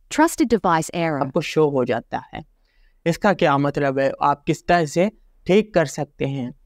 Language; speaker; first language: Urdu; non-native, local second language; Punjabi